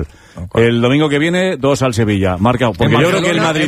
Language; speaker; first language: Spanish; native; Spanish